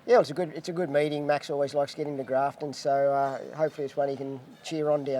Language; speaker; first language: English; native; English